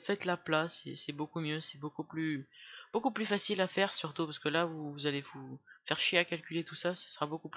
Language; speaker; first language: French; native; French